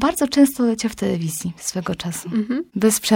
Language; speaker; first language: Polish; native; Polish